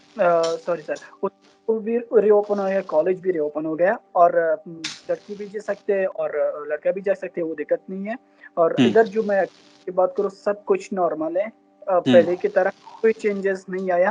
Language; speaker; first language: Hindi; non-native, fluent; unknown